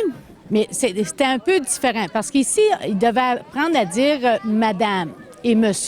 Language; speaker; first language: French; native; French